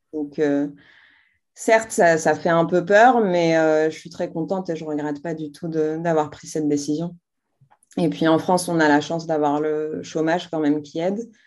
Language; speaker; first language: French; non-native, local second language; Arabic